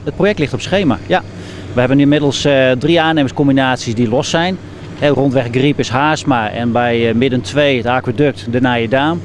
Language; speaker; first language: Dutch; native; Dutch